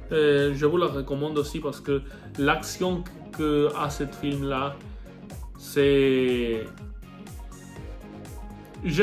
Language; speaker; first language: French; non-native, learner; Spanish